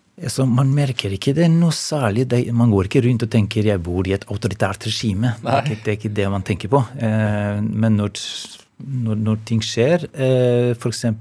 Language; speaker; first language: Norwegian; non-native, fluent; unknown